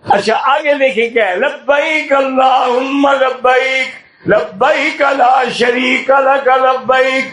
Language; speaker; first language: Urdu; non-native, local second language; Saraiki